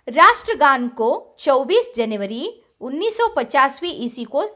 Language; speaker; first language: Hindi; non-native, local second language; Kannada